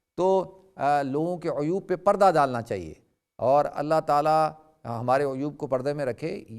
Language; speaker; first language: Urdu; native; Urdu